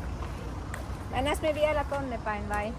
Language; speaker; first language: Finnish; non-native, fluent; Filipino